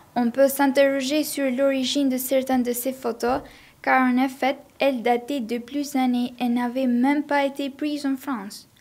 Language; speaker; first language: French; non-native, fluent; Albanian